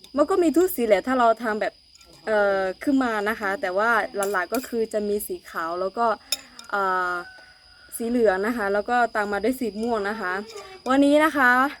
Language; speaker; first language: Thai; non-native, local second language; Akha